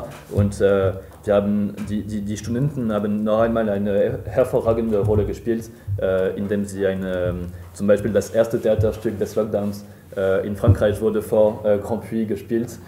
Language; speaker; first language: German; non-native, fluent; French